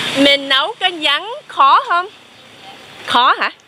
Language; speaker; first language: Vietnamese; early bilingual, heritage; Vietnamese